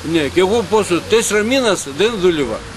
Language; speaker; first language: Greek; non-native, learner; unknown